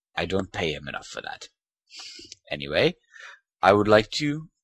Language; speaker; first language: English; native; English